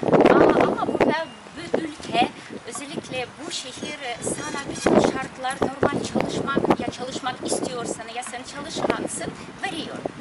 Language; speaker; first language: Turkish; non-native, fluent; Russian